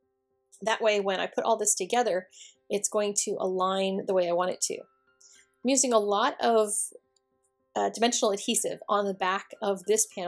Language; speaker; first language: English; native; English